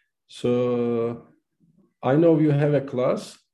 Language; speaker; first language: English; non-native, fluent; Turkish